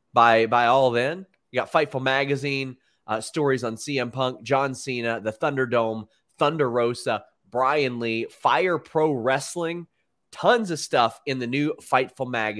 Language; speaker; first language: English; native; English